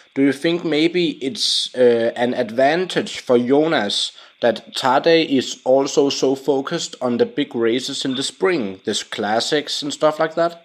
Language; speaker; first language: English; non-native, fluent; Danish